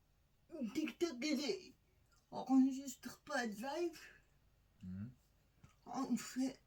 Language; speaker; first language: French; non-native, learner; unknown